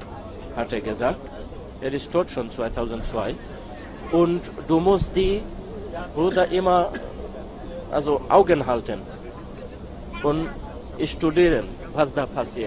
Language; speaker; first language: German; non-native, learner; Bangla